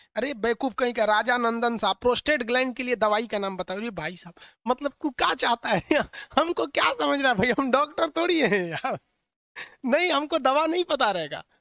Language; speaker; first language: Hindi; native; Hindi